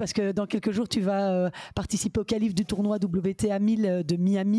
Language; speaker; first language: French; native; French